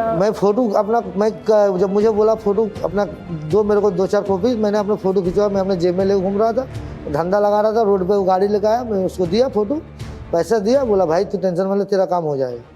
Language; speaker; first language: Hindi; non-native, fluent; Bangla